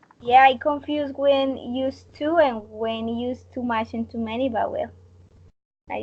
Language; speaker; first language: English; non-native, learner; Spanish